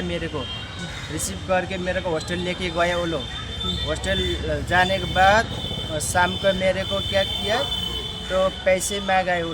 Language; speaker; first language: Hindi; non-native, local second language; Nepali